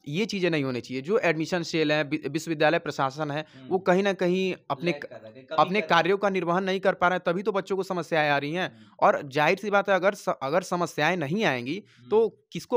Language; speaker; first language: Hindi; native; Hindi